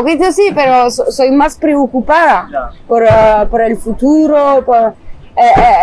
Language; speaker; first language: Spanish; non-native, fluent; French